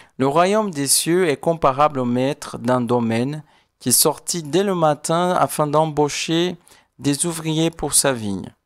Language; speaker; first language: French; non-native, fluent; Portuguese